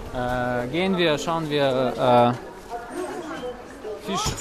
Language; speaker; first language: German; non-native, fluent; Russian